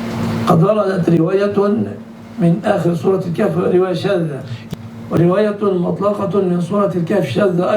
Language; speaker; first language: Arabic; native; Arabic